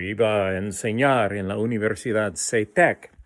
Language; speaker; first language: Spanish; non-native, fluent; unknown